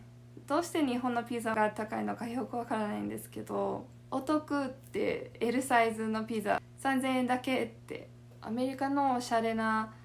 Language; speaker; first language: Japanese; non-native, fluent; English